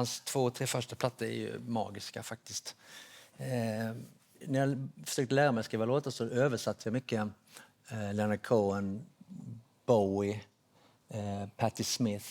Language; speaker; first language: Swedish; native; Swedish